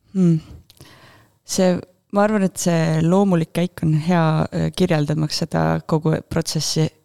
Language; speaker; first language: Estonian; native; Estonian